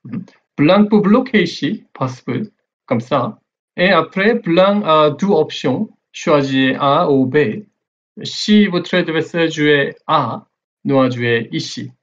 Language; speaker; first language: French; non-native, learner; Korean